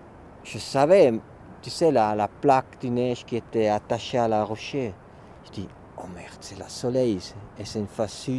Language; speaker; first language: French; non-native, local second language; German